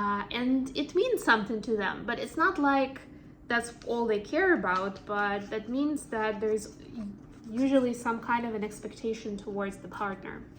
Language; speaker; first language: English; non-native, fluent; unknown